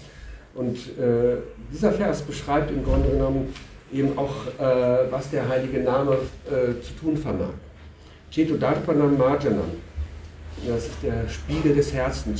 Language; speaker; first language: German; native; German